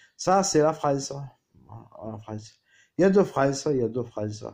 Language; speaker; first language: French; native; French